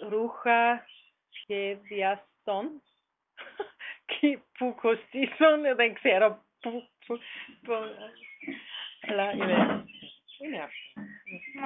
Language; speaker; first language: Greek; non-native, learner; German